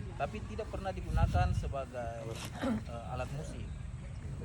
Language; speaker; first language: Malay; native; Malay